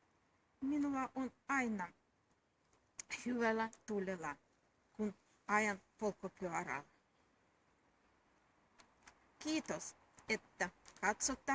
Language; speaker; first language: Finnish; non-native, learner; Russian